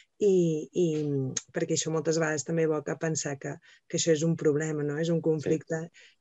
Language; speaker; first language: Catalan; native; Catalan